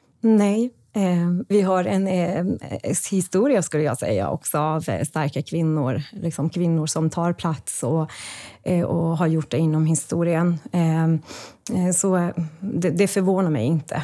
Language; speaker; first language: Swedish; non-native, fluent; Persian